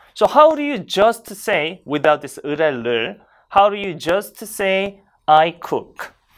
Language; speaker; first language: English; non-native, fluent; Korean